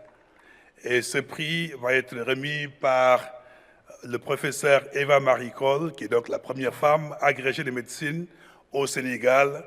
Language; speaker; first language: French; non-native, local second language; Wolof